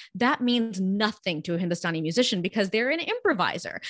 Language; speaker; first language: English; early bilingual, other home language; Gujarati